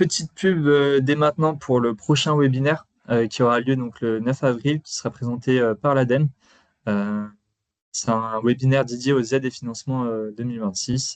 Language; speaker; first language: French; native; French